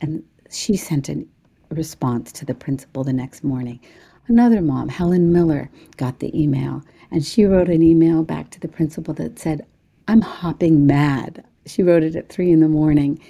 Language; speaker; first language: English; early bilingual, other home language; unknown